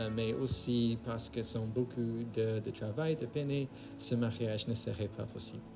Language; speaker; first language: French; non-native, learner; English